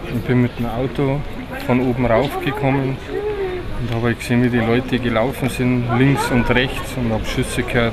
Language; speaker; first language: German; non-native, fluent; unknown